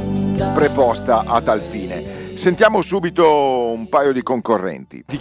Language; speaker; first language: Italian; native; Italian